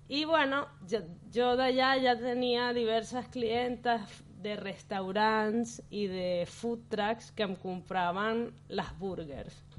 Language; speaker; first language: Catalan; non-native, fluent; Spanish